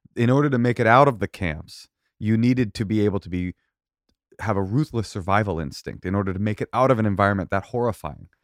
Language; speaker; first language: English; native; English